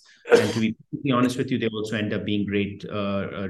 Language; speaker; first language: English; non-native, local second language; Hindi